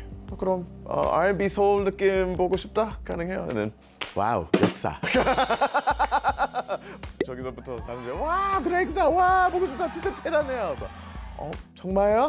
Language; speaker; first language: Korean; non-native, learner; English